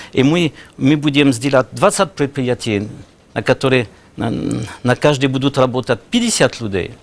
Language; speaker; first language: Russian; non-native, learner; French